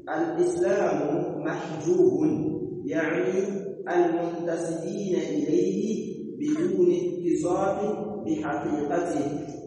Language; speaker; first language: Arabic; non-native, fluent; Rundi